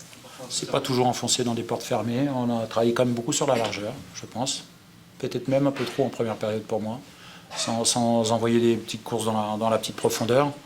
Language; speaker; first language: French; native; French